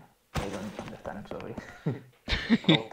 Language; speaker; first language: English; non-native, learner; Spanish